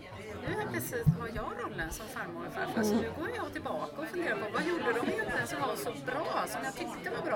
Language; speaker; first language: Swedish; native; Swedish